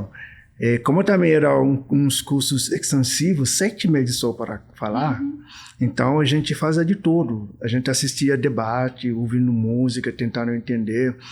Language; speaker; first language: Portuguese; non-native, fluent; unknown